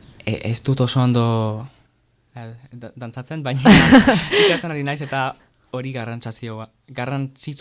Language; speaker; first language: Basque; non-native, learner; French